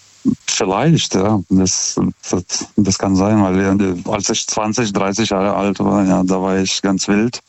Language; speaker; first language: German; non-native, fluent; Lithuanian